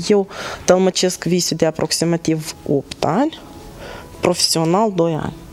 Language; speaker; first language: Romanian; native; Romanian